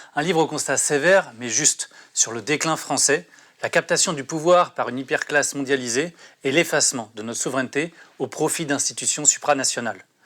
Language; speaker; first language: French; native; French